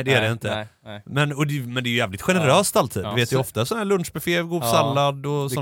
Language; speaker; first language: Swedish; native; Swedish